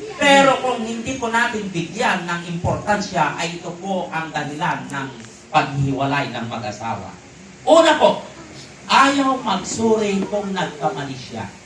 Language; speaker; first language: Filipino; non-native, local second language; Iloko